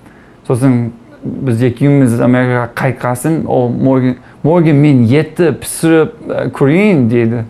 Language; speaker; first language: Kazakh; non-native, learner; English